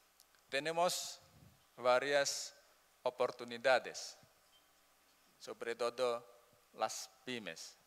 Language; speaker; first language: Spanish; non-native, learner; Indonesian